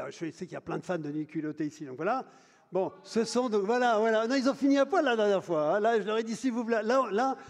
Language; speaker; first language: French; native; French